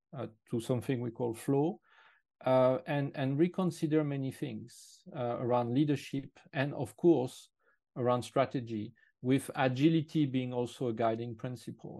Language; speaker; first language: English; non-native, fluent; French